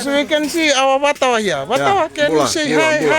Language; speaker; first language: English; non-native, local second language; Fijian